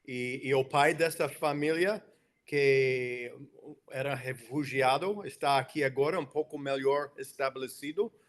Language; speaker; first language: Portuguese; non-native, fluent; English